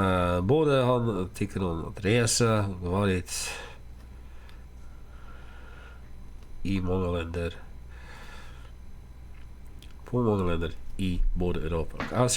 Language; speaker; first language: Swedish; non-native, learner; Dutch